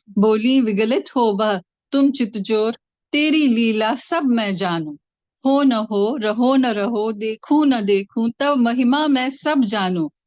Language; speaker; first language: Hindi; non-native, local second language; Tamil